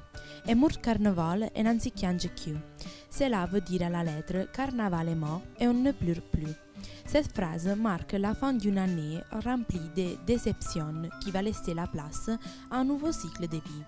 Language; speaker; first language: French; non-native, learner; Italian